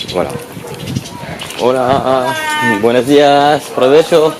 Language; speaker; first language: Spanish; non-native, learner; French